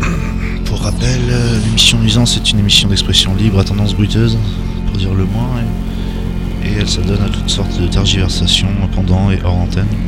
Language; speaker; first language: French; native; French